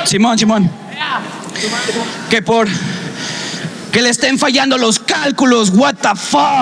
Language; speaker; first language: Spanish; native; Spanish